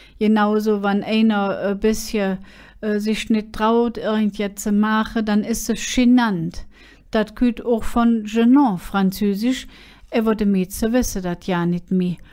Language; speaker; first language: German; native; German